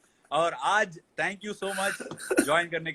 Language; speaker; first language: Hindi; non-native, local second language; Tamil